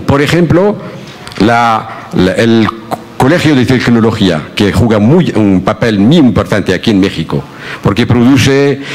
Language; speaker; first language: Spanish; non-native, fluent; Arabic